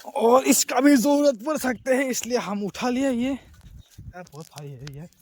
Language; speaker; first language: Hindi; non-native, local second language; Assamese